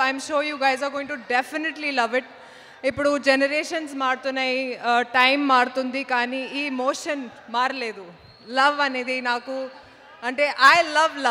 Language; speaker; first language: Telugu; non-native, local second language; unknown